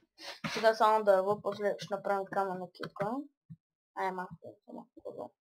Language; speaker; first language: Bulgarian; early bilingual, other home language; Russian